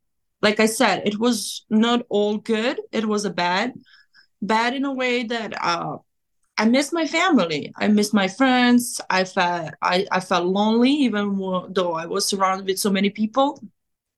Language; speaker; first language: English; non-native, fluent; Serbian